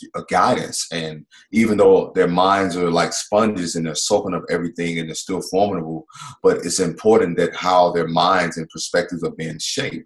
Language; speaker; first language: English; native; English